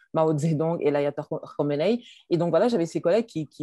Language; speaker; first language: French; native; French